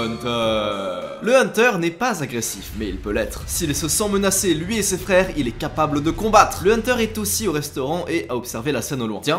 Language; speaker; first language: French; native; French